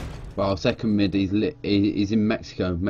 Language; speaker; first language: English; native; English